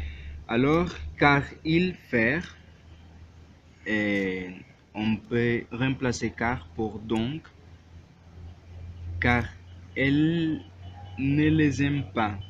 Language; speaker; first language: French; non-native, learner; Spanish